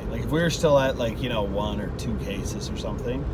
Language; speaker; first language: English; native; English